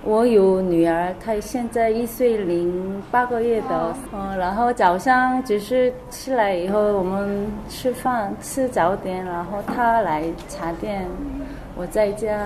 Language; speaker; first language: Chinese; non-native, learner; Korean